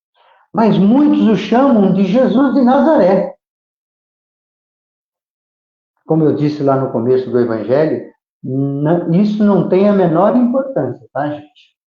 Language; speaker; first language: Portuguese; native; Portuguese